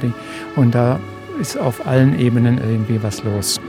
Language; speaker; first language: German; native; German